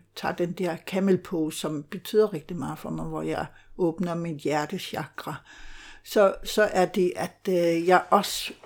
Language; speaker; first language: Danish; non-native, local second language; Kalaallisut